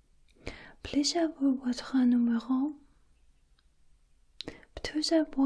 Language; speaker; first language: French; non-native, learner; Russian